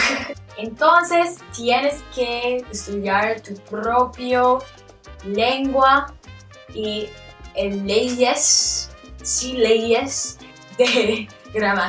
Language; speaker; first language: Spanish; non-native, learner; English